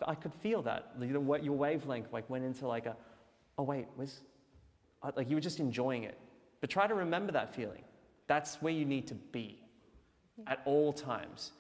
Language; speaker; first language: English; native; English